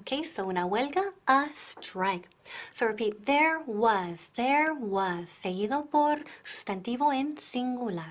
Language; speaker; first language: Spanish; non-native, fluent; English